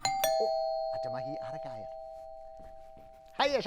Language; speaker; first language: Welsh; native; Welsh